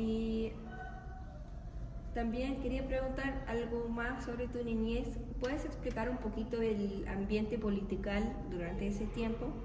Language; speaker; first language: Spanish; non-native, learner; English